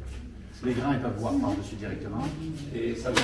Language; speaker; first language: French; native; French